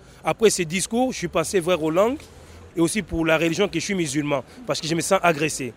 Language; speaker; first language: French; early bilingual, other home language; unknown